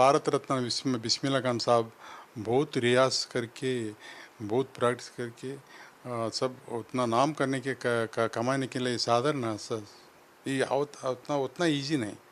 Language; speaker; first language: Hindi; non-native, local second language; Kannada